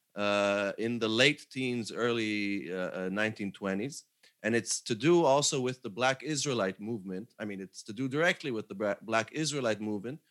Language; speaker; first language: English; non-native, fluent; Hebrew